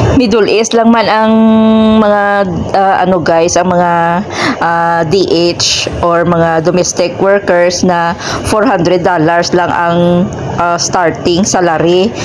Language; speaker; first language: Filipino; non-native, local second language; Hiligaynon